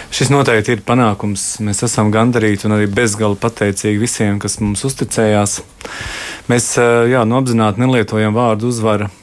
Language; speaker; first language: Latvian; native; Latvian